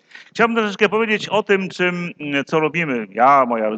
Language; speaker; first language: Polish; native; Polish